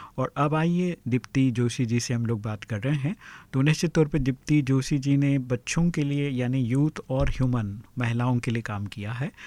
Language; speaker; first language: Hindi; native; Hindi